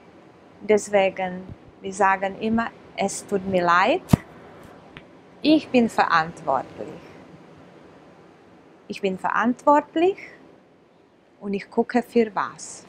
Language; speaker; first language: German; non-native, fluent; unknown